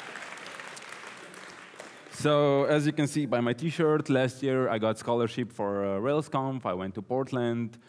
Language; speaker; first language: English; non-native, fluent; Slovenian